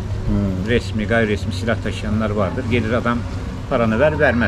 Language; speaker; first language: Turkish; native; Turkish